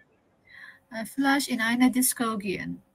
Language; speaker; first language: German; non-native, learner; Persian